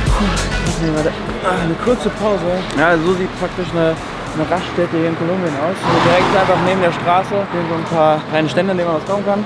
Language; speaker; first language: German; native; German